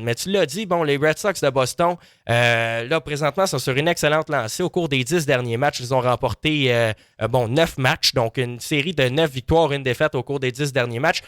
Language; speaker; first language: French; native; French